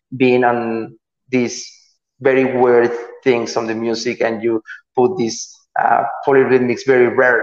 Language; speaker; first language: English; non-native, learner; Spanish